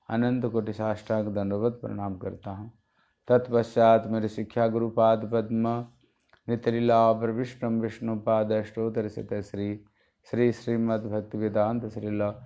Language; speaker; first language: Hindi; non-native, local second language; Bangla